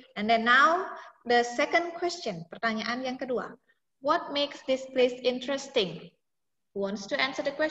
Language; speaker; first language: English; non-native, fluent; Indonesian